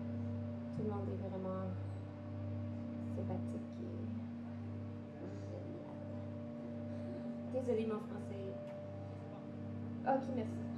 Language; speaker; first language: French; non-native, learner; English